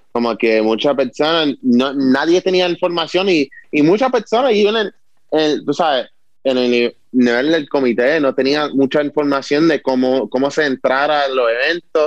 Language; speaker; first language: Spanish; early bilingual, heritage; Spanish